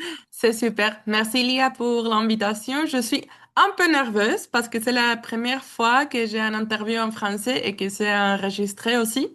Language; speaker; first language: French; non-native, learner; Spanish